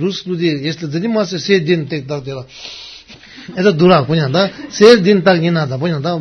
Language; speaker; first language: Russian; non-native, learner; Tibetan